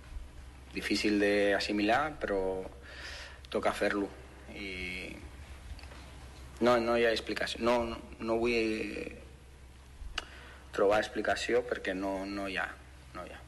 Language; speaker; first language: Catalan; non-native, local second language; Spanish